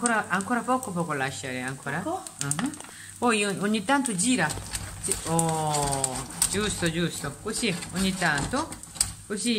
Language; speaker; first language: Italian; non-native, learner; Korean